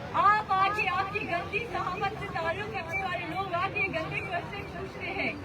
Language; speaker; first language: Urdu; non-native, local second language; Baluchi